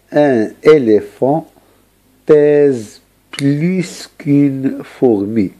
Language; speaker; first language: French; non-native, local second language; Arabic